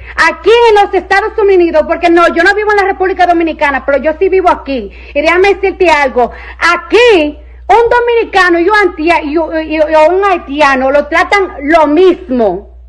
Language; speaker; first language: Spanish; early bilingual, heritage; Spanish